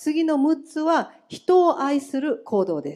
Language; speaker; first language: Japanese; native; Japanese